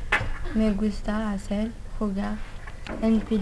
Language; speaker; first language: Spanish; non-native, learner; French